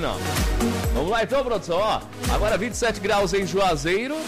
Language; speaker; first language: Portuguese; native; Portuguese